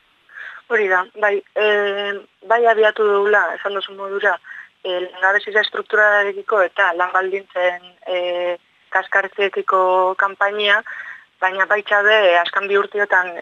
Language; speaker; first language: Basque; native; Basque